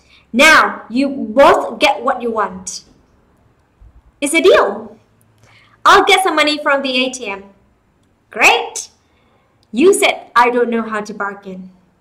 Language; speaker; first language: English; non-native, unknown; Vietnamese